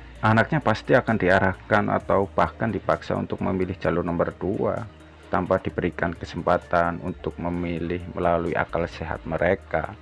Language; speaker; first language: Indonesian; native; Indonesian